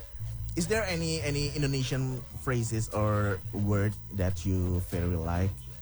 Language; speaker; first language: English; non-native, fluent; Indonesian